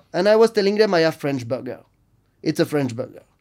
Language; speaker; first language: English; non-native, fluent; French